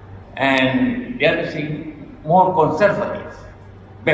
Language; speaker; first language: English; non-native, learner; Indonesian